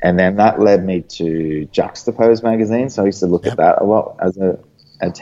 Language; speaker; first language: English; native; English